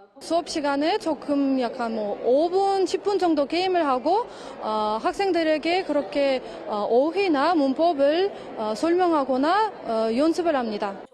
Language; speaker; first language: Korean; non-native, fluent; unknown